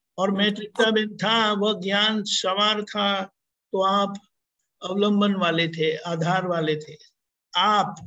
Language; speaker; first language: Hindi; non-native, local second language; Gujarati